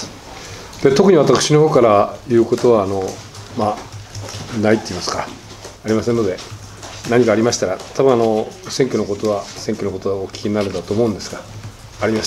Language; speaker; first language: Japanese; native; Japanese